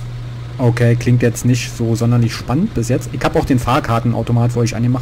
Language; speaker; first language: German; native; German